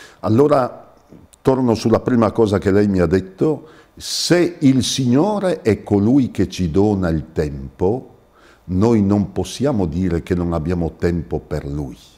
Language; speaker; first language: Italian; native; Italian